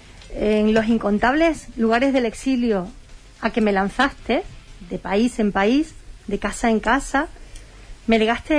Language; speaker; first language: Spanish; native; Spanish